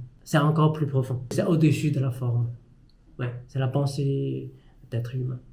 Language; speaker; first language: French; non-native, fluent; Chinese